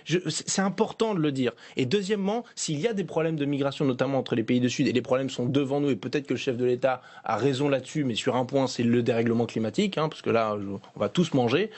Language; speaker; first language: French; native; French